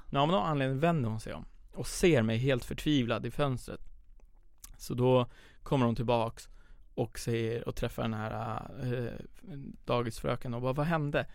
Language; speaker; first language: Swedish; early bilingual, other home language; Persian